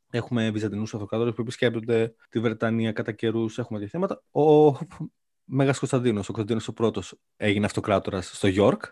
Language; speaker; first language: Greek; native; Greek